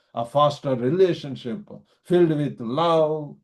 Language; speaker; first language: English; non-native, local second language; Telugu